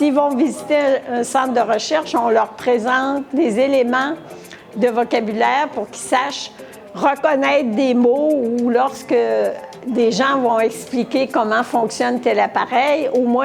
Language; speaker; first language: French; native; French